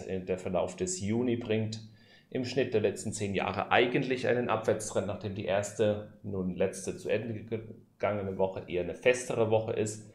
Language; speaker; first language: German; native; German